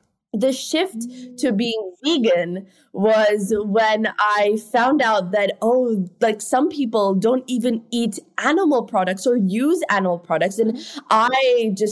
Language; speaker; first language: English; non-native, local second language; Hindi